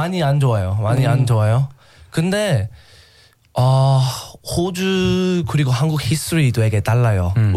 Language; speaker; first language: Korean; non-native, learner; English